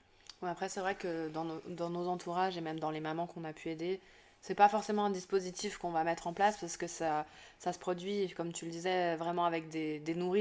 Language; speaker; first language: French; native; French